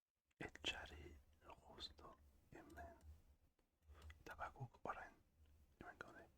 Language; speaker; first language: Basque; non-native, learner; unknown